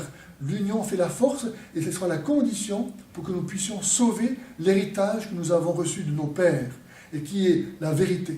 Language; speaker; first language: French; native; French